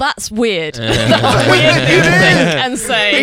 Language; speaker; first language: English; native; English